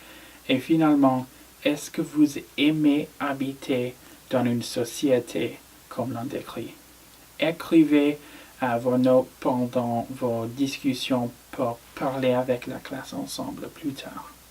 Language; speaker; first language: French; non-native, learner; English